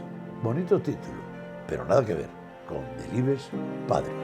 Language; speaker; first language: Spanish; native; Spanish